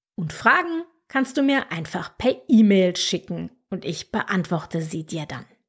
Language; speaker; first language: German; native; German